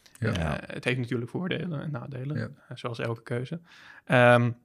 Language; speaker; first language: Dutch; native; Dutch